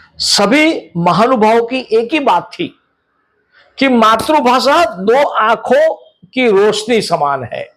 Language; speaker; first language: Hindi; non-native, local second language; Gujarati